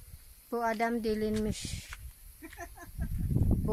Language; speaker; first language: Turkish; non-native, learner; Filipino